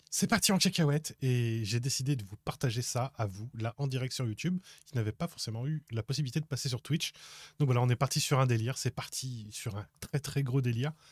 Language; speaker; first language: French; native; French